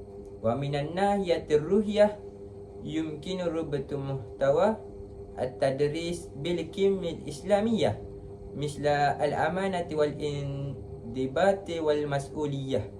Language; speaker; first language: Arabic; non-native, learner; Malay